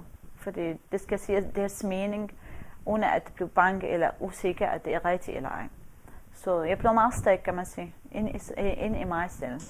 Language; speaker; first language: Danish; non-native, fluent; Arabic